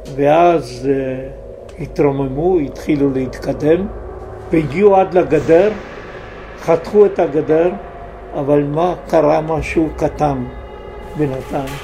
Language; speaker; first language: Hebrew; non-native, fluent; Italian